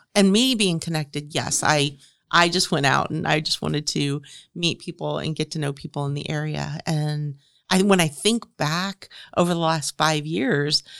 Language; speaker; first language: English; native; English